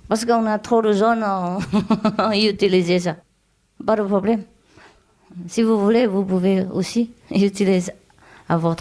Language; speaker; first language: French; non-native, learner; Vietnamese